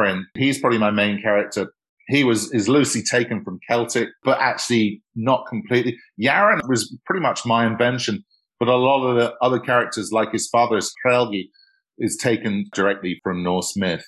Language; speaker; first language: English; native; English